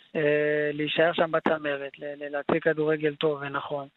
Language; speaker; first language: Hebrew; native; Hebrew